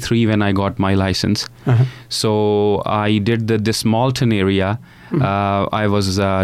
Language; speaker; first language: English; non-native, local second language; Punjabi